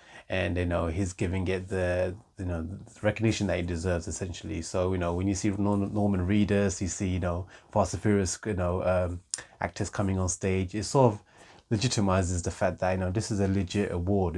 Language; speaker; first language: English; native; English